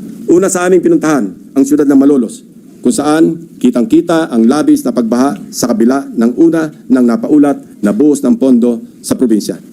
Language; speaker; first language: Filipino; native; Filipino